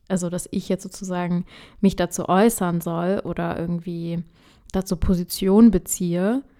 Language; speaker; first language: German; early bilingual, other home language; Urdu